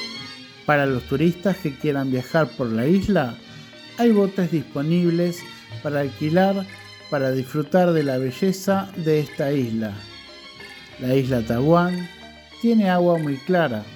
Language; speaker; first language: Spanish; non-native, fluent; Indonesian